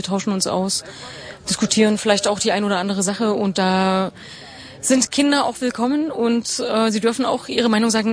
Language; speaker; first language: German; native; German